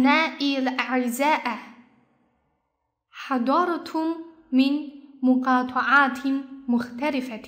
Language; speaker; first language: Arabic; non-native, fluent; Chinese